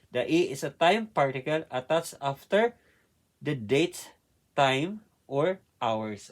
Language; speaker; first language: English; non-native, learner; Filipino